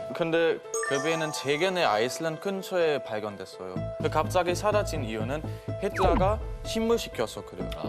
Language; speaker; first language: Korean; non-native, fluent; Spanish